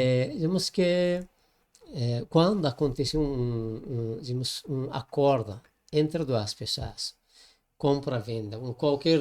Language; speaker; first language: Portuguese; non-native, learner; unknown